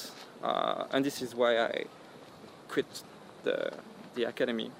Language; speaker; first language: English; non-native, fluent; French